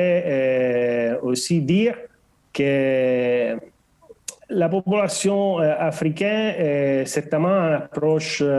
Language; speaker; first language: French; non-native, learner; Portuguese